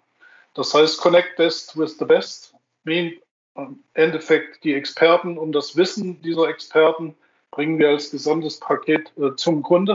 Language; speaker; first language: German; native; German